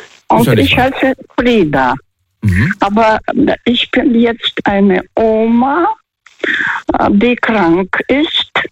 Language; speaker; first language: German; non-native, fluent; Russian